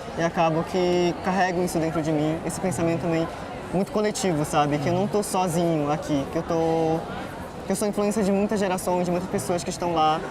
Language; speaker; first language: Portuguese; non-native, local second language; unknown